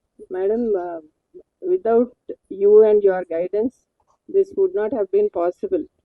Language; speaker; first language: English; non-native, local second language; Telugu